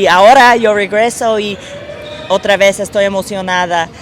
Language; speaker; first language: Spanish; non-native, learner; English